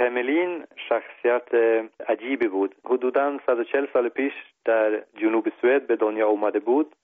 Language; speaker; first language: Persian; non-native, fluent; Swedish